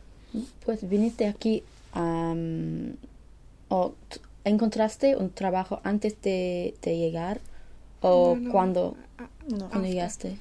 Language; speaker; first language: Spanish; non-native, learner; English